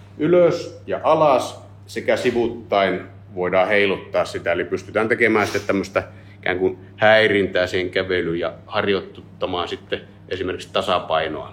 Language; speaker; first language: Finnish; native; Finnish